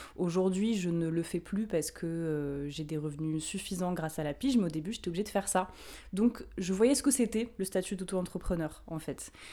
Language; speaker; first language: French; native; French